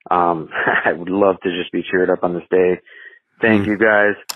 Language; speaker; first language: English; native; English